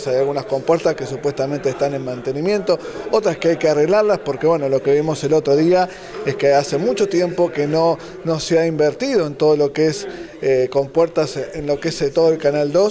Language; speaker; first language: Spanish; native; Spanish